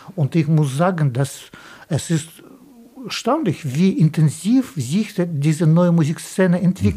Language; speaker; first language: German; non-native, fluent; Russian